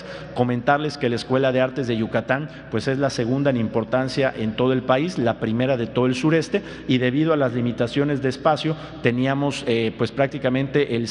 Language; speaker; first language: Spanish; native; Spanish